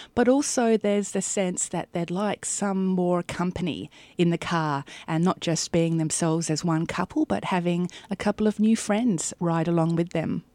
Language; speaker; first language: English; native; English